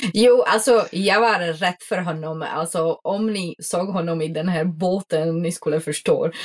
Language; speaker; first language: Swedish; non-native, fluent; Czech